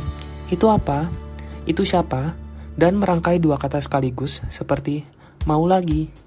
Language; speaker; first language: Indonesian; native; Indonesian